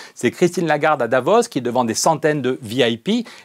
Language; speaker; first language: French; native; French